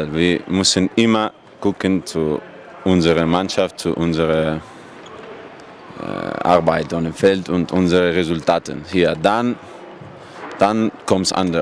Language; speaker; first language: German; non-native, learner; Russian